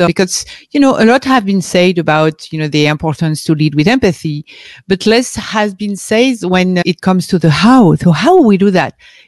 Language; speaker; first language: English; non-native, fluent; French